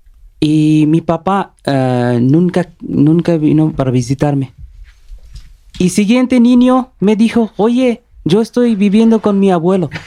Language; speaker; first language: Spanish; non-native, learner; Bangla